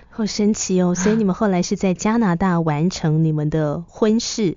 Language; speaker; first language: Chinese; native; Chinese